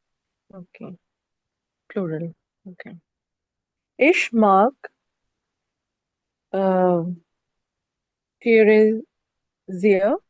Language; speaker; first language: German; non-native, learner; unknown